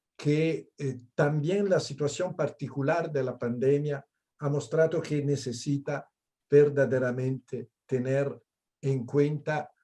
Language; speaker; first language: Spanish; non-native, fluent; Italian